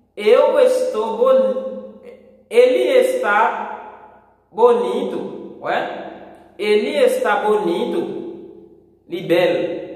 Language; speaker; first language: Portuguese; non-native, fluent; Haitian Creole